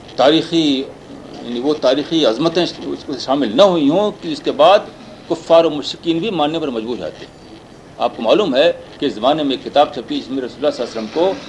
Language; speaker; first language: Urdu; native; Urdu